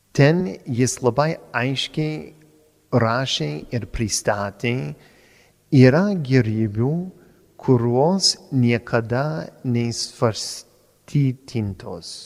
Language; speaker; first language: Lithuanian; non-native, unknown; English